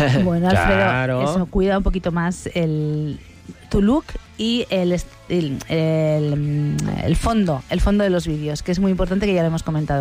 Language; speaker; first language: Spanish; native; Spanish